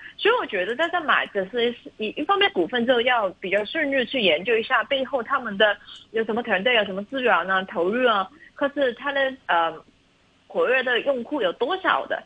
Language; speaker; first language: Chinese; non-native, local second language; Cantonese